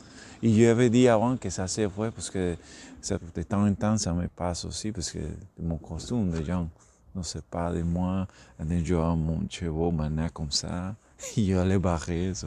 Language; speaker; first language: French; non-native, learner; Spanish